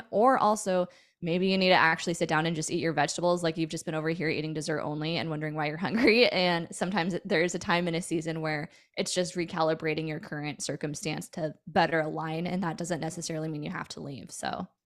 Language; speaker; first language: English; native; English